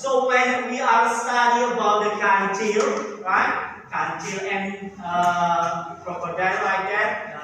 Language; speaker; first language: English; non-native, learner; Indonesian